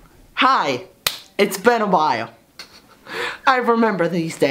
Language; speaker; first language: English; native; English